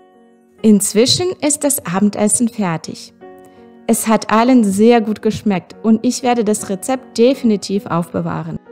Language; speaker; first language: German; non-native, fluent; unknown